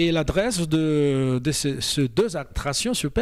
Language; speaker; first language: French; non-native, fluent; Portuguese